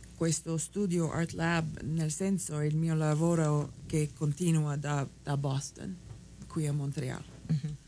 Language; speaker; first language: Italian; early bilingual, heritage; Italian